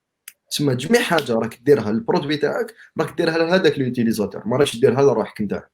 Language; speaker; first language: Arabic; native; Arabic